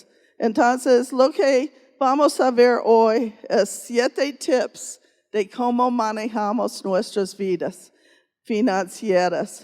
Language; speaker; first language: Spanish; non-native, fluent; English